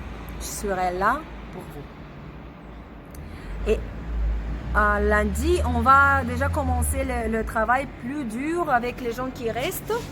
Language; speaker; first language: French; non-native, learner; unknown